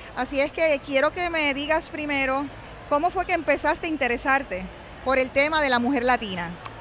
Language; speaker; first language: Spanish; native; Spanish